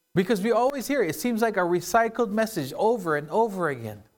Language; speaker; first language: English; non-native, local second language; Filipino